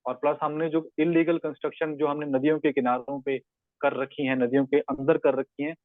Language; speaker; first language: Hindi; non-native, local second language; Punjabi